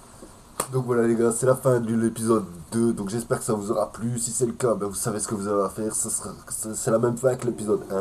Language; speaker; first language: French; native; French